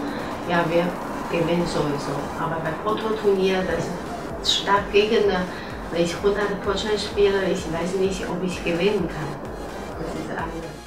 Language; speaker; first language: German; non-native, learner; Chinese